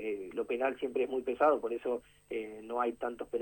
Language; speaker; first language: Spanish; native; Spanish